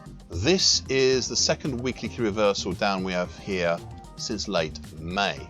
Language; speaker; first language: English; native; English